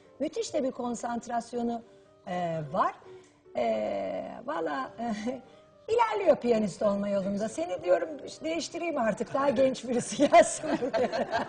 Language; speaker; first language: Turkish; native; Turkish